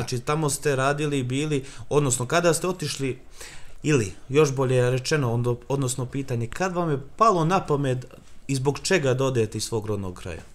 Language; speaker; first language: Croatian; native; Croatian